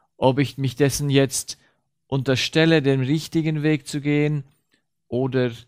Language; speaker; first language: German; early bilingual, heritage; Romanian